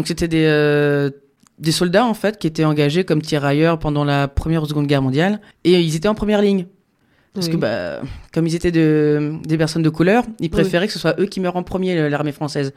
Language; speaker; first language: French; native; French